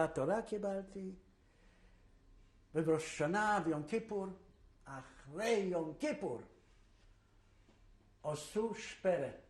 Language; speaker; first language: Hebrew; non-native, fluent; Yiddish